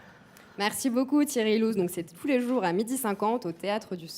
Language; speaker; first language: French; native; French